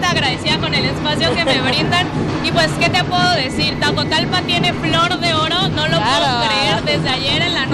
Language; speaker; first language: Spanish; native; Spanish